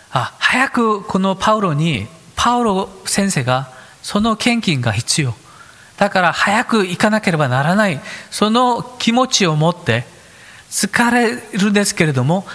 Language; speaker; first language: Japanese; non-native, fluent; Korean